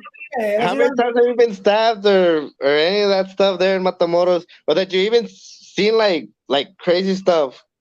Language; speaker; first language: English; early bilingual, other home language; Spanish